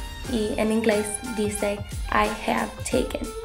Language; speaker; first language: Spanish; non-native, learner; English